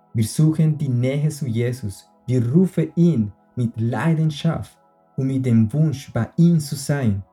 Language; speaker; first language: German; non-native, fluent; Spanish